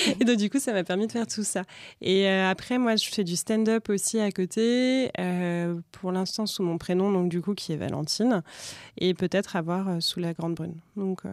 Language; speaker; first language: French; native; French